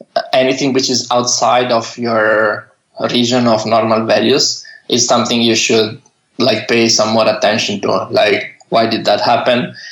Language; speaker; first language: English; non-native, fluent; Italian